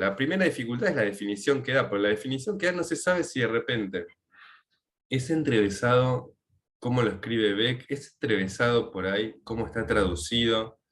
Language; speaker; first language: Spanish; native; Spanish